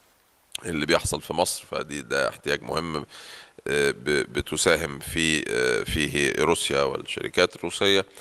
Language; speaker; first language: Arabic; native; Arabic